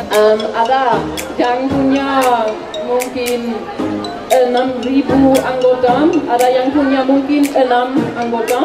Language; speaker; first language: Indonesian; non-native, learner; German